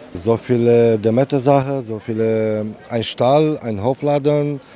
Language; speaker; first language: German; non-native, fluent; Romanian